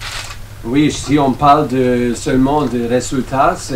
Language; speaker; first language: French; non-native, learner; German